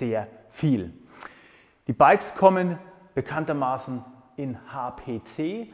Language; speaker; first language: German; native; German